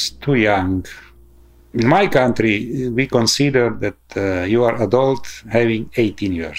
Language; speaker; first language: English; non-native, fluent; Ukrainian